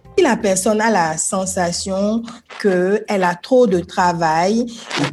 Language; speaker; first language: French; non-native, local second language; Fon